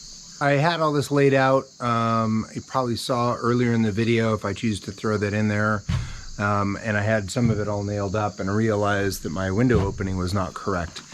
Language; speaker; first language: English; native; English